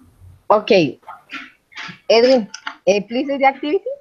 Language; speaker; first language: English; non-native, learner; Spanish